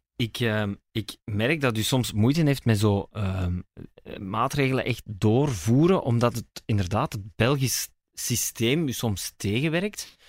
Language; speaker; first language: Dutch; native; Dutch